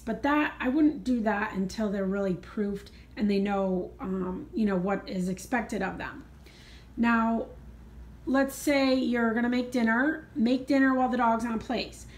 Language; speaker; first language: English; native; English